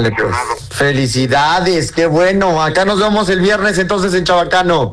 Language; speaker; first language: Spanish; native; Spanish